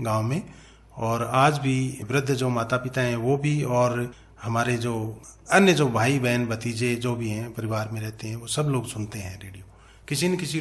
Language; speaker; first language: Hindi; native; Hindi